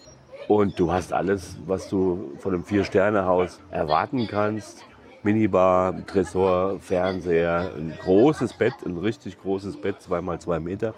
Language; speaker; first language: German; native; German